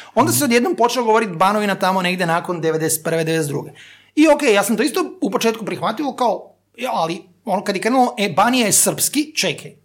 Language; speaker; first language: Croatian; native; Croatian